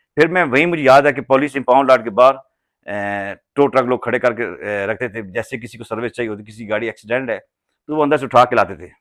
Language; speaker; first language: Urdu; non-native, local second language; Punjabi